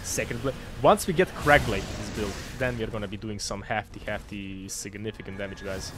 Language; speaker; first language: English; non-native, fluent; Croatian